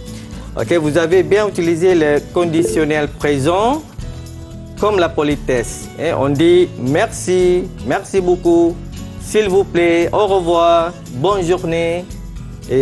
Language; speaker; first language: French; non-native, fluent; Malay